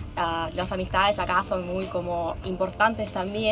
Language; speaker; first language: Spanish; non-native, fluent; Russian